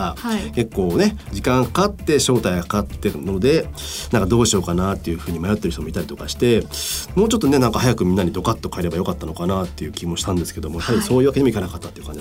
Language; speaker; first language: Japanese; native; Japanese